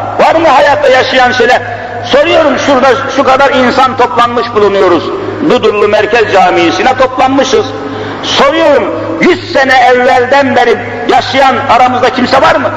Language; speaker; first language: Turkish; native; Turkish